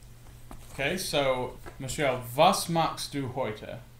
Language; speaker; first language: German; non-native, learner; English